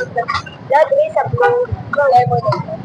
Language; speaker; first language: English; non-native, learner; Filipino